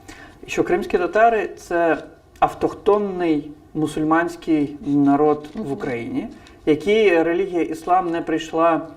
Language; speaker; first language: Ukrainian; non-native, fluent; Crimean Tatar